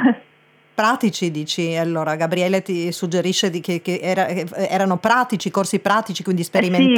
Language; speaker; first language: Italian; native; Italian